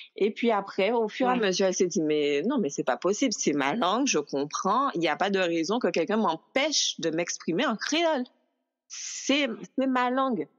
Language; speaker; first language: French; native; French